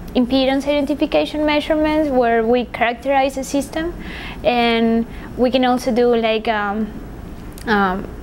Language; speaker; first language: English; non-native, fluent; Spanish